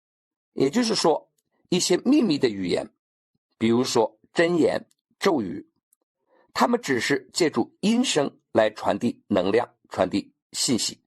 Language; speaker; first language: Chinese; native; Chinese